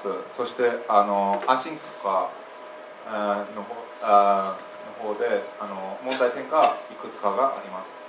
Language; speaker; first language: Japanese; non-native, fluent; English